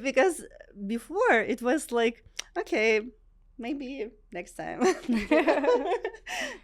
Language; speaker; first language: English; non-native, learner; Ukrainian